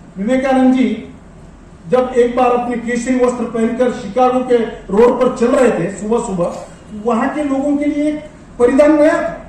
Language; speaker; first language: Hindi; non-native, local second language; Marwari